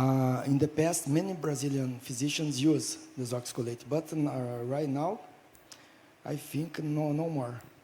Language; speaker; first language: English; non-native, fluent; Portuguese